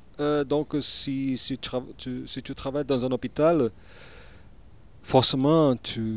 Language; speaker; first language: French; non-native, learner; Portuguese